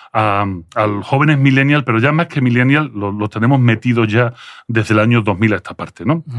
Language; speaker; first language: Spanish; early bilingual, other home language; French